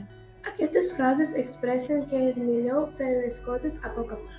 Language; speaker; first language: Catalan; non-native, learner; Ukrainian